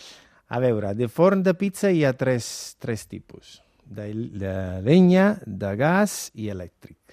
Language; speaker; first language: Catalan; non-native, fluent; Italian